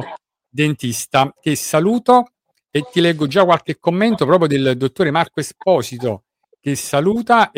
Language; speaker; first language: Italian; native; Italian